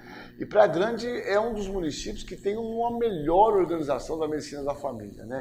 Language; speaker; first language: Portuguese; native; Portuguese